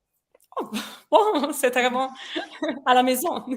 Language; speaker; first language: French; non-native, learner; Italian